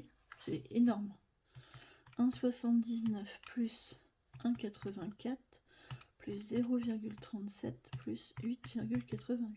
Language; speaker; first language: French; native; French